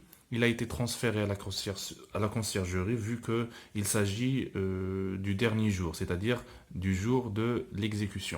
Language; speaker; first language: French; non-native, local second language; Arabic